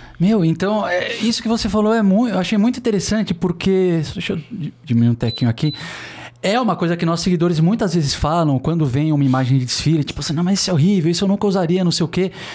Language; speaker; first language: Portuguese; native; Portuguese